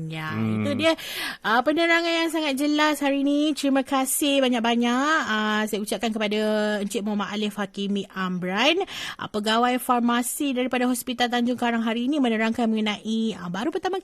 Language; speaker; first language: Malay; native; Malay